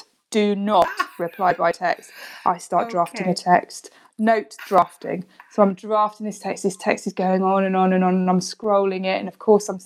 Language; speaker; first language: English; native; English